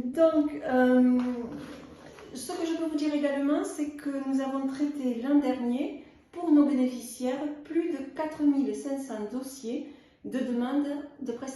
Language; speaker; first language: French; native; French